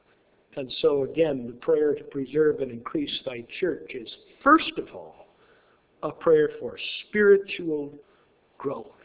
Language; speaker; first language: English; native; English